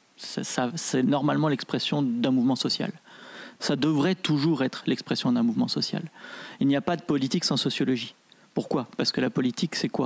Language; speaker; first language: French; native; French